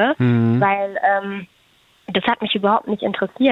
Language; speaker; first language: German; native; German